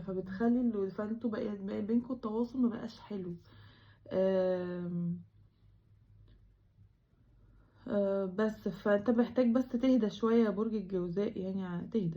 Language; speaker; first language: Arabic; native; Arabic